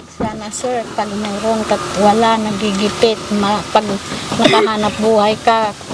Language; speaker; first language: Filipino; non-native, local second language; Pangasinan